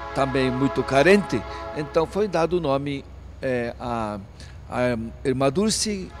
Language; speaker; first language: Portuguese; non-native, fluent; Maltese